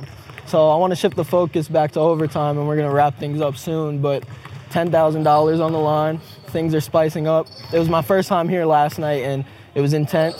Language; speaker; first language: English; native; English